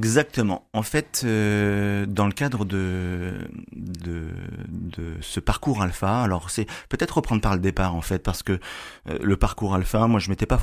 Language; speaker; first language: French; native; French